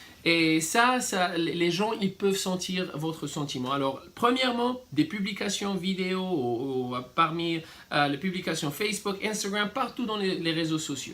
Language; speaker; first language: French; non-native, fluent; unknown